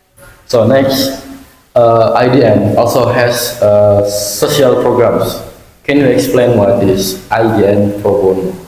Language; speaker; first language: English; non-native, learner; Indonesian